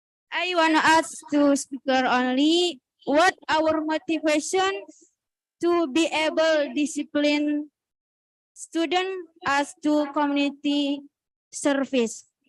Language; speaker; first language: English; non-native, learner; Indonesian